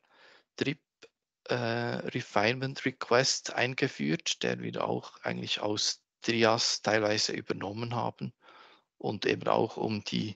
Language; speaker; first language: German; native; German